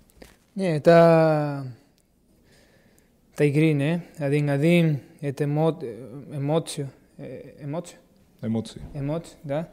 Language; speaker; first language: Russian; non-native, learner; Portuguese